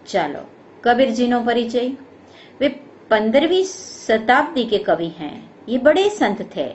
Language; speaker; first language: Hindi; non-native, local second language; Gujarati